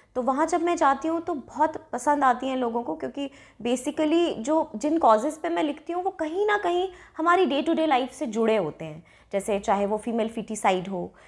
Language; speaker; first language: Hindi; non-native, local second language; Dogri